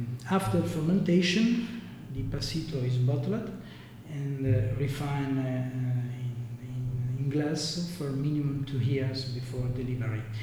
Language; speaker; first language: English; non-native, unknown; Italian